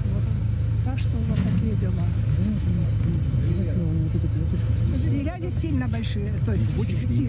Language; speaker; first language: Russian; native; Russian